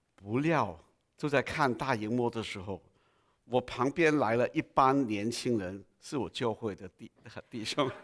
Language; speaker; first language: Chinese; non-native, local second language; Cantonese